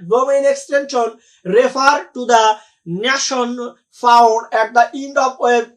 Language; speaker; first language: English; non-native, local second language; Bangla